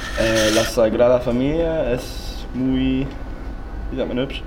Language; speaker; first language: Spanish; non-native, learner; German